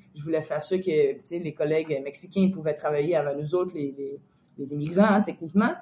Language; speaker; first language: French; native; French